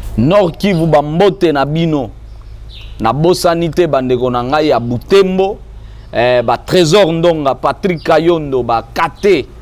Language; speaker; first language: Lingala; non-native, local second language; Swahili